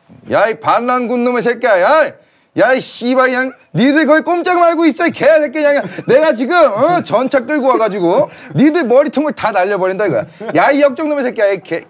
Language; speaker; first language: Korean; early bilingual, heritage; Korean